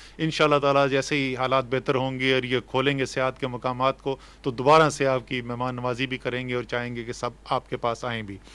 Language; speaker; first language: Urdu; native; Urdu